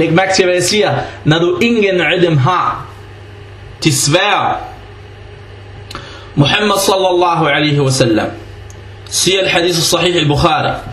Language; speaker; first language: Danish; early bilingual, other home language; Arabic